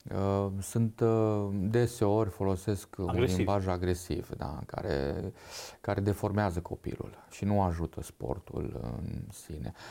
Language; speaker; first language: Romanian; non-native, local second language; Hungarian